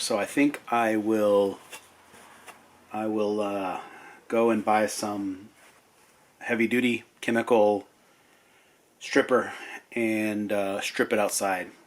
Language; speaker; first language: English; native; English